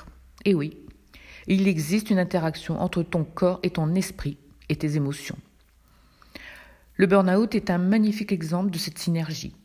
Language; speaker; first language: French; native; French